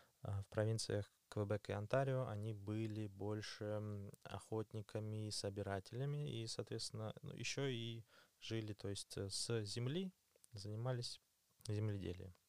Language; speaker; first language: Russian; native; Russian